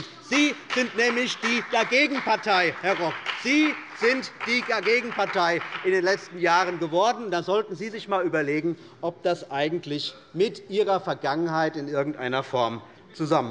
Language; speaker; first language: German; native; German